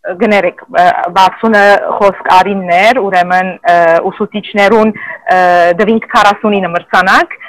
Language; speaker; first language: Armenian; native; Armenian